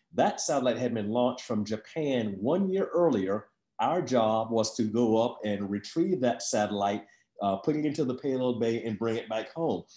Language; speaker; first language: English; native; English